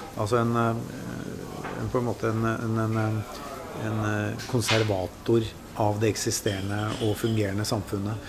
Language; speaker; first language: Norwegian; native; Norwegian